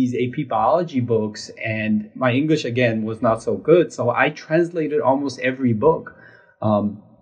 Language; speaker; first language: English; non-native, fluent; Mongolian